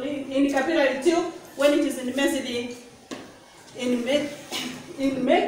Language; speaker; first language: English; non-native, local second language; Swahili